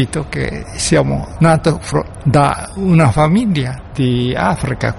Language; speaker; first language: Italian; non-native, learner; Japanese